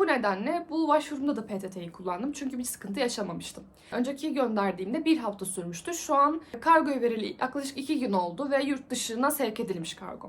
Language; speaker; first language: Turkish; native; Turkish